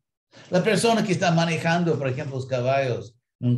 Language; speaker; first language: Spanish; non-native, fluent; English